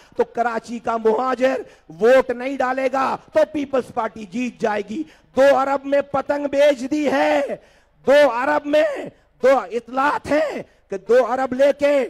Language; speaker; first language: Urdu; native; Urdu